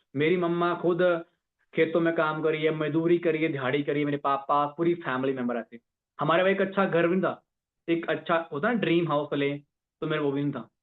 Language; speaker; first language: Hindi; non-native, local second language; Punjabi